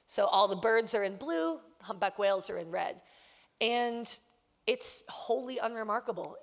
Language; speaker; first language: English; native; English